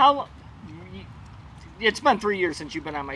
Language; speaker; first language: English; native; English